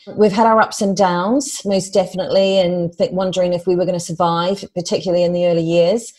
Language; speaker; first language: English; native; English